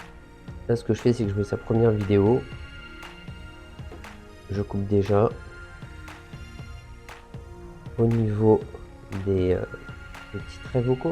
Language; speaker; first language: French; native; French